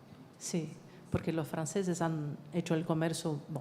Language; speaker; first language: Spanish; non-native, fluent; French